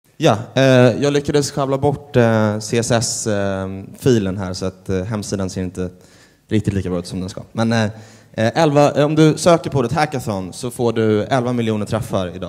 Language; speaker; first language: Swedish; native; Swedish